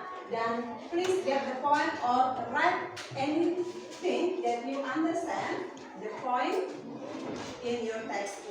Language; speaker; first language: English; non-native, learner; Indonesian